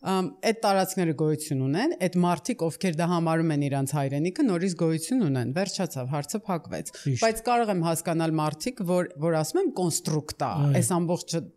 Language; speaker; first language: Armenian; early bilingual, heritage; Armenian